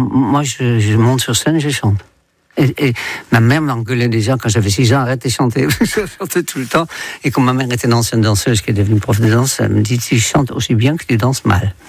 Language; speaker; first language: French; non-native, fluent; Dutch